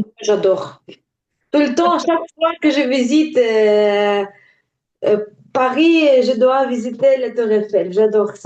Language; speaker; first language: French; non-native, learner; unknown